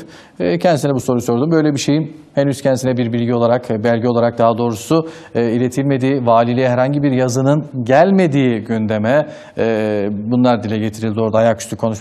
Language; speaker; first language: Turkish; native; Turkish